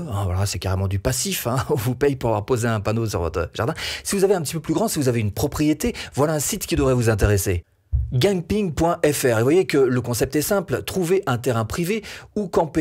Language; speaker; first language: French; native; French